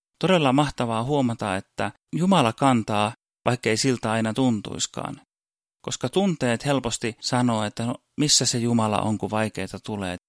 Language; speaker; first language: Finnish; early bilingual, heritage; Finnish